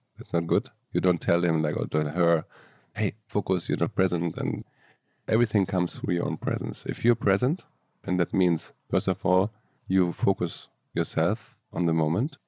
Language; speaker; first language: English; non-native, fluent; German